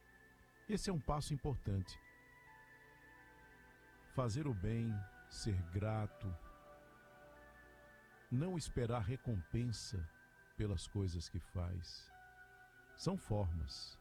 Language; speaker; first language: Portuguese; native; Portuguese